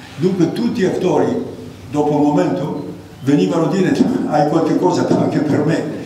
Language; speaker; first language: Italian; non-native, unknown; Greek